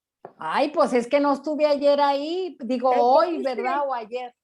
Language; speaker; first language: Spanish; native; Spanish